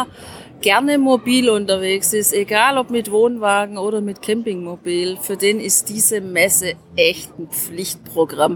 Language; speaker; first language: German; native; German